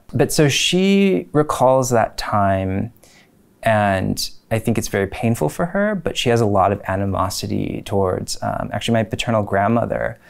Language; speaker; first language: English; native; English